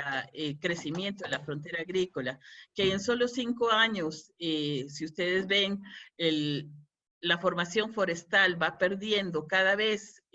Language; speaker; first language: Spanish; native; Spanish